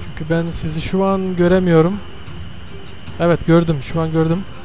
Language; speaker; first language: Turkish; early bilingual, heritage; Turkish